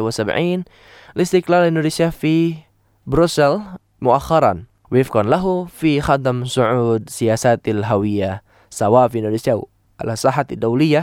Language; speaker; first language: Arabic; non-native, fluent; Indonesian